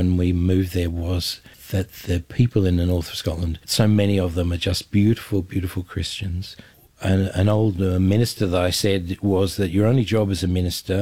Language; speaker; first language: English; native; English